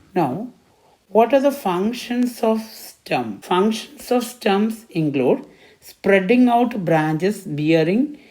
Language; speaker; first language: English; non-native, local second language; Malayalam